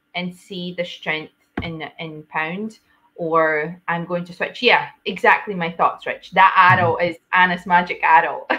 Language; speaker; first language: English; non-native, fluent; Latvian